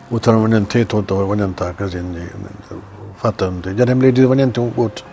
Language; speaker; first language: Sindhi; non-native, local second language; Saraiki